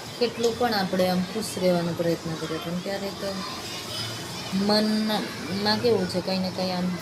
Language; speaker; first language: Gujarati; native; Gujarati